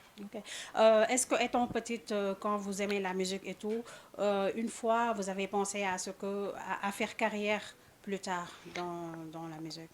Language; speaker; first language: French; non-native, local second language; Wolof